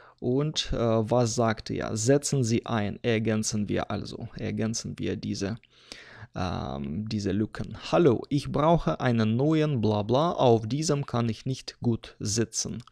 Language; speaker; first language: German; non-native, fluent; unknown